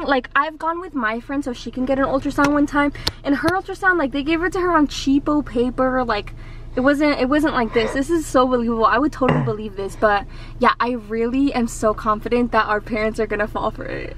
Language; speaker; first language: English; early bilingual, other home language; Spanish